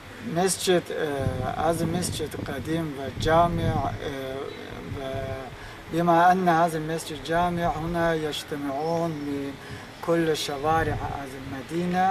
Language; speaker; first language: Arabic; non-native, fluent; Azerbaijani